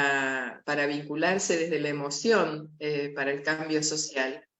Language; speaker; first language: Spanish; native; Spanish